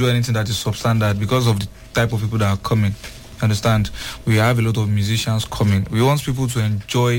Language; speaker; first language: English; non-native, local second language; Yoruba